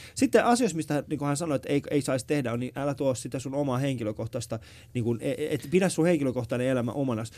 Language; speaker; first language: Finnish; early bilingual, other home language; Persian